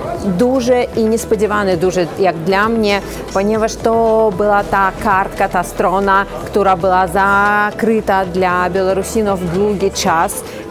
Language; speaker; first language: Polish; non-native, local second language; Belarusian